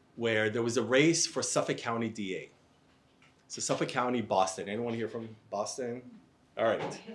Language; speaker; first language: English; native; English